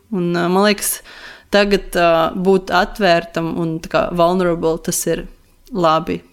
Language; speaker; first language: Latvian; non-native, local second language; Russian